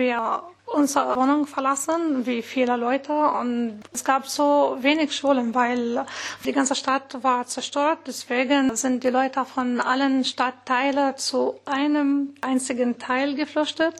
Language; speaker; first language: German; non-native, fluent; Arabic